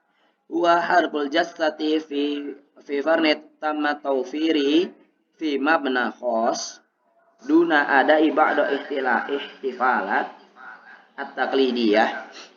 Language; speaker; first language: Arabic; non-native, learner; Indonesian